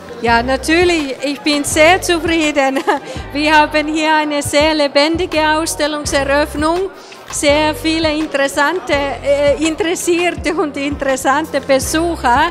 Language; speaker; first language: German; non-native, fluent; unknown